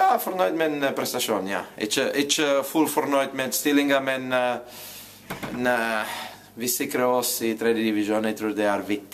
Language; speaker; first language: Norwegian; non-native, fluent; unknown